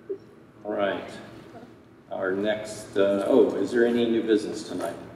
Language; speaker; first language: English; native; English